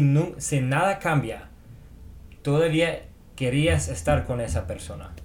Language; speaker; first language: Spanish; non-native, fluent; English